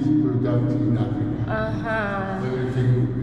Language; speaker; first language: English; non-native, learner; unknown